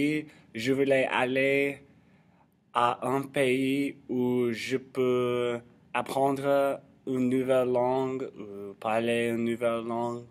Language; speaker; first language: French; non-native, learner; English